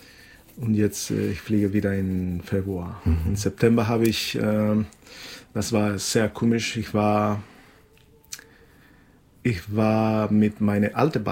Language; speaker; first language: German; non-native, fluent; Spanish